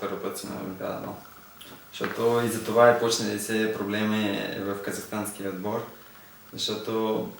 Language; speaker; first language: Bulgarian; non-native, learner; Russian